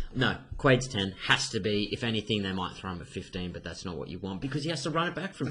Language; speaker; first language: English; native; English